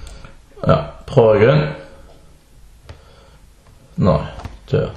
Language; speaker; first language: Danish; early bilingual, other home language; Arabic